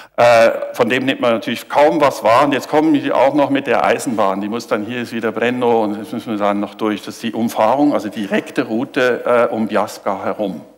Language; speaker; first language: German; native; German